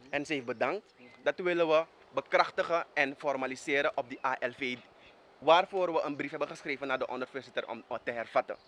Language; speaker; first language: Dutch; native; Dutch